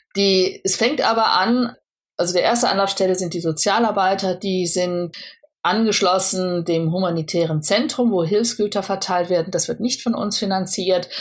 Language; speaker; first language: German; native; German